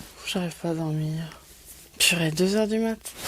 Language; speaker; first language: French; native; French